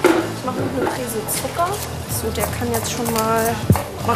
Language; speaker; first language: German; native; German